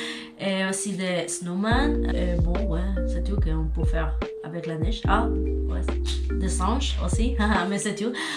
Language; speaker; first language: French; non-native, learner; Spanish